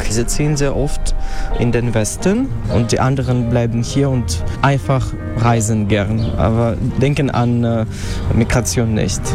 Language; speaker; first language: German; non-native, fluent; Russian